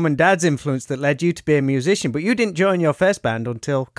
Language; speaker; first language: English; native; English